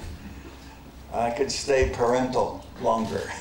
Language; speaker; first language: English; native; English